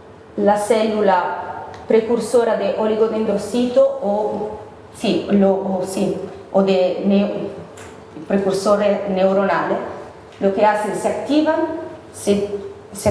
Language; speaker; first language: Spanish; non-native, fluent; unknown